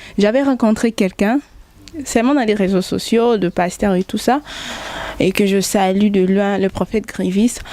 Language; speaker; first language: French; non-native, local second language; Lingala